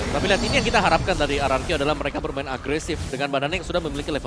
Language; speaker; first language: Indonesian; native; Indonesian